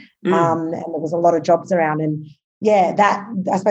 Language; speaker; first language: English; native; English